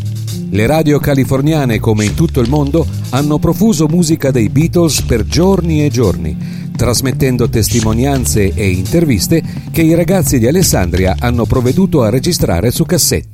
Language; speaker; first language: Italian; native; Italian